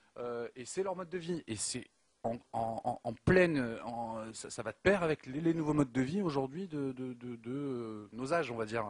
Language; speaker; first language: French; native; French